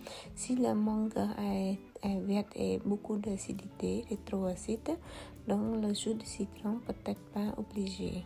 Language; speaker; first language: French; non-native, fluent; Khmer